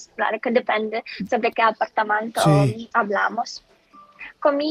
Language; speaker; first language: Spanish; non-native, fluent; Ukrainian